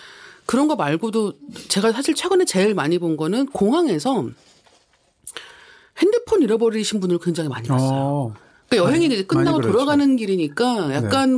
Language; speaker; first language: Korean; native; Korean